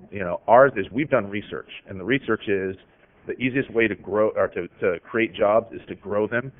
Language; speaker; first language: English; native; English